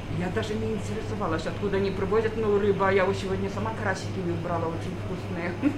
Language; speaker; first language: Russian; non-native, local second language; Polish